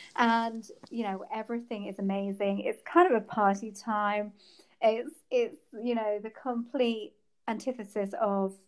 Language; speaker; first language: English; native; English